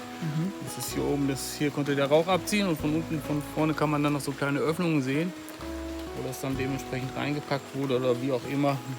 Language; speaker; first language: German; native; German